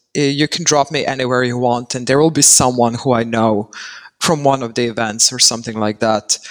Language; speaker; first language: English; non-native, fluent; Serbian